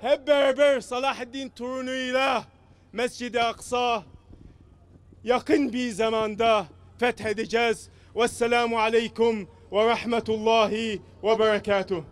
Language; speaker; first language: Turkish; non-native, fluent; Arabic